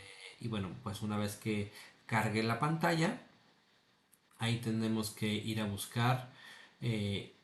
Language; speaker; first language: Spanish; native; Spanish